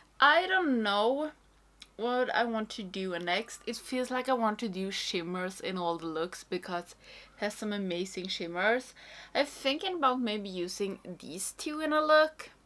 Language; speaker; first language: English; non-native, fluent; Swedish